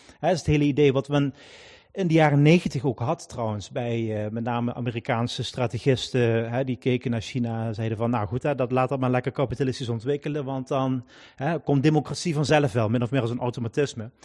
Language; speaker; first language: Dutch; native; Dutch